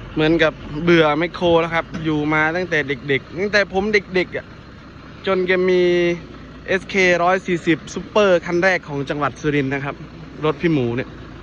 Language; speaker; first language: Thai; non-native, local second language; Northern Khmer